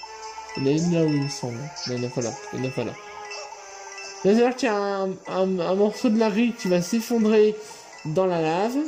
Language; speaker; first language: French; native; French